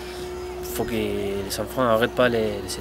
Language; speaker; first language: French; non-native, learner; Spanish